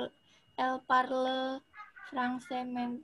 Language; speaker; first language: French; non-native, learner; Indonesian